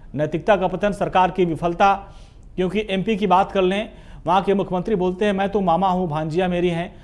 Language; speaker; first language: Hindi; native; Hindi